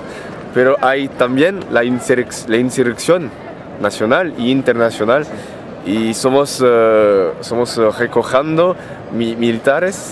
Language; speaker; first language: Spanish; non-native, fluent; French